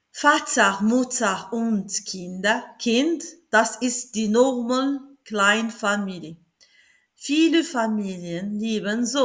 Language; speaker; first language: German; non-native, learner; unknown